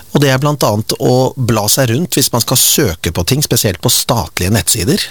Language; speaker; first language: Norwegian; native; Norwegian